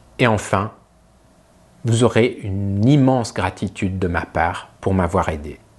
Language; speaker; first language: French; native; French